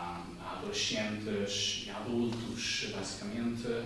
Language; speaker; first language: Portuguese; non-native, fluent; Hungarian